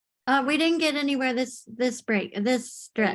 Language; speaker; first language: English; native; English